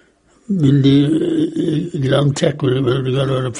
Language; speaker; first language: Welsh; native; Welsh